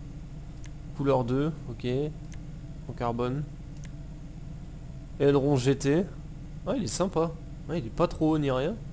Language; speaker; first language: French; native; French